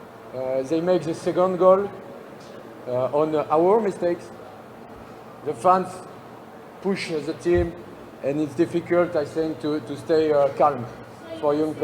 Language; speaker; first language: English; non-native, learner; French